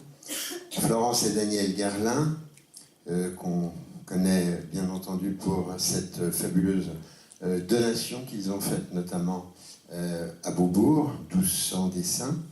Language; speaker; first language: French; native; French